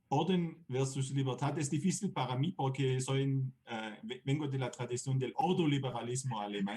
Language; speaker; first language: Spanish; non-native, fluent; German